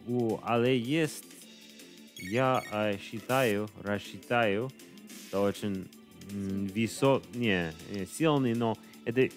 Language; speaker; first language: Russian; non-native, learner; English